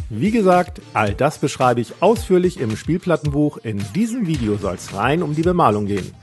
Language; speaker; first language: German; native; German